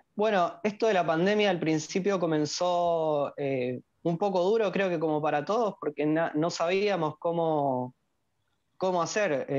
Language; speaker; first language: Spanish; native; Spanish